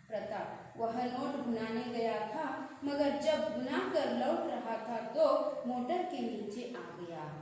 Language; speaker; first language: Hindi; non-native, local second language; Kannada